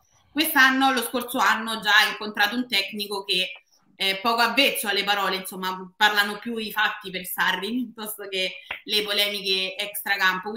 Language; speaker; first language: Italian; native; Italian